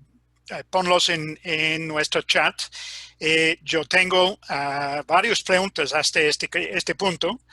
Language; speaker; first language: Spanish; non-native, fluent; English